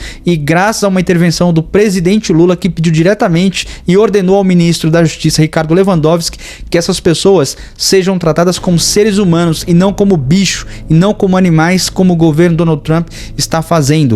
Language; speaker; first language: Portuguese; native; Portuguese